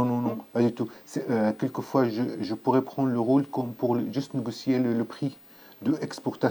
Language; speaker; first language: French; non-native, learner; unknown